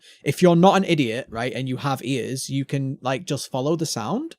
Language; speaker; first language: English; native; English